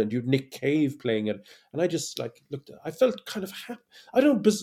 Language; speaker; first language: English; native; English